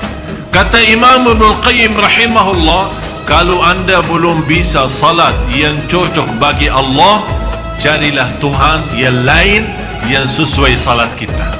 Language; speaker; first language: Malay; non-native, fluent; Arabic